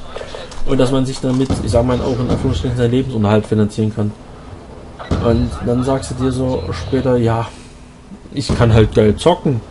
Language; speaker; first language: German; native; German